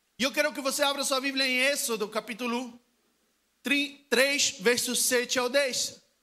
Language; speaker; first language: Portuguese; non-native, fluent; Spanish